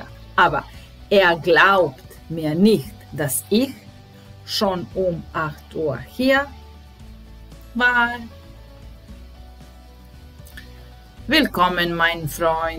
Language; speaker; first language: German; non-native, fluent; Serbian